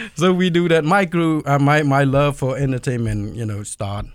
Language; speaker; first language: English; non-native, fluent; Khmer